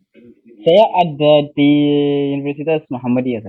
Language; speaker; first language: Indonesian; non-native, learner; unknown